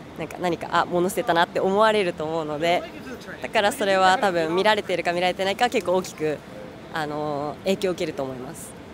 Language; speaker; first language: Japanese; native; Japanese